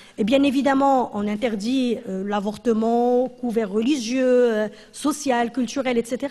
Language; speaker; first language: French; non-native, local second language; Arabic